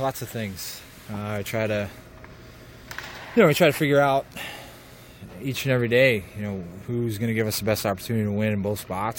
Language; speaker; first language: English; native; English